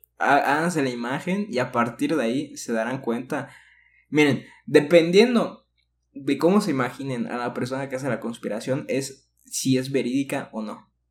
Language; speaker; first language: Spanish; native; Spanish